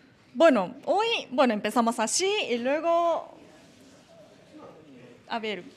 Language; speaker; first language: Spanish; non-native, fluent; Japanese